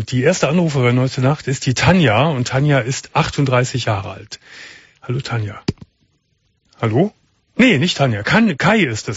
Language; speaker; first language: German; native; German